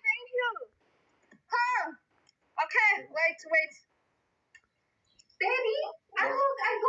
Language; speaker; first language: English; non-native, learner; Thai